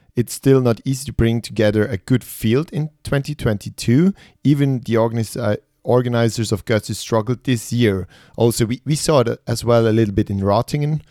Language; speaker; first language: English; non-native, fluent; Swiss German